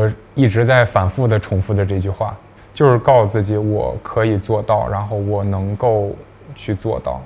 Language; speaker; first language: Chinese; native; Chinese